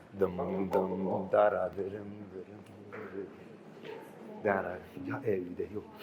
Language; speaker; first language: Turkish; native; Turkish